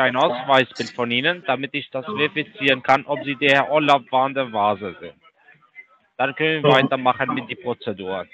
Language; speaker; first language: German; non-native, learner; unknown